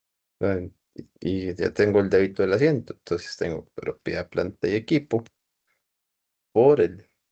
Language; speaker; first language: Spanish; native; Spanish